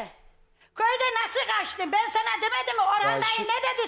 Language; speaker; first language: Turkish; native; Turkish